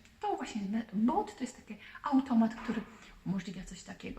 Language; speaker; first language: Polish; native; Polish